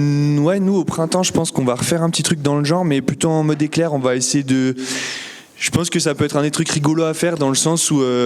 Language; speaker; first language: French; native; French